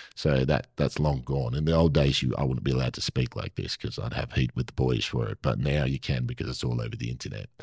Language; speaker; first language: English; native; English